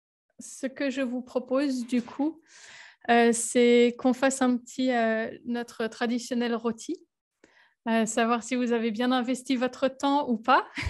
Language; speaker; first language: French; native; French